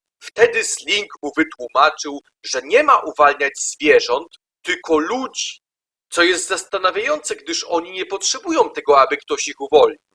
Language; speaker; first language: Polish; native; Polish